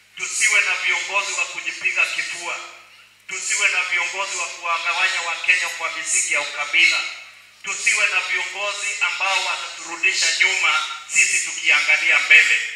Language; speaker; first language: Swahili; non-native, local second language; Kikuyu